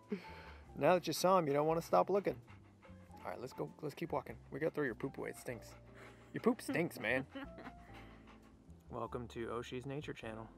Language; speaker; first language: English; native; English